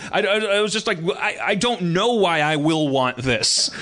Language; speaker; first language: English; native; English